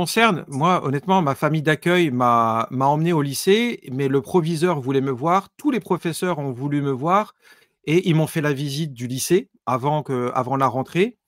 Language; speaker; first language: French; native; French